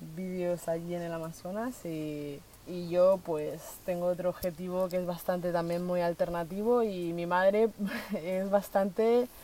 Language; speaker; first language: Spanish; native; Spanish